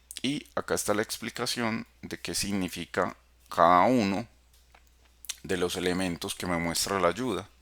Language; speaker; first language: Spanish; native; Spanish